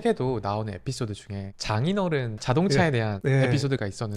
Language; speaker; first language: Korean; native; Korean